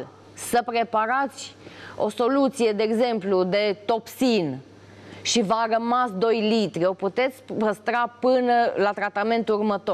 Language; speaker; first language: Romanian; native; Romanian